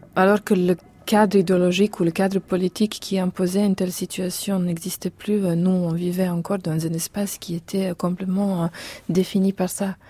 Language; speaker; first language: French; non-native, fluent; Serbian